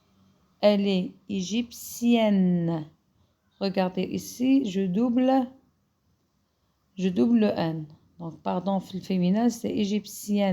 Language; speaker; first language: French; non-native, fluent; Arabic